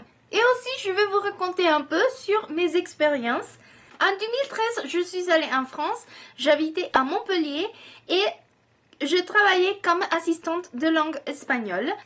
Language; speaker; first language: French; non-native, fluent; Spanish